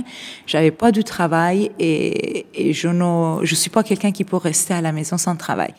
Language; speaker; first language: French; non-native, fluent; Persian